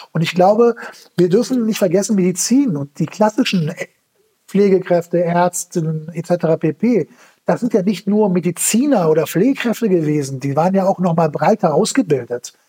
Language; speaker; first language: German; early bilingual, other home language; Turkish